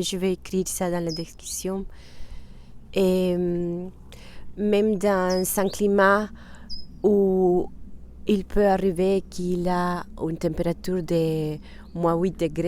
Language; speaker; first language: French; non-native, fluent; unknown